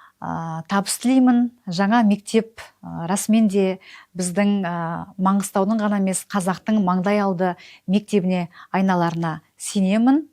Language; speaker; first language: Kazakh; native; Kazakh